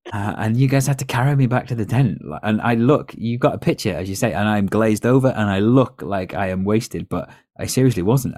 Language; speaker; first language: English; native; English